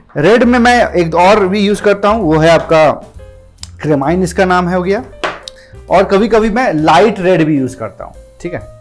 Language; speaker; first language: Hindi; non-native, local second language; Gujarati